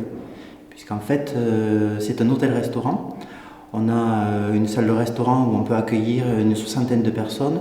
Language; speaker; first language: French; native; French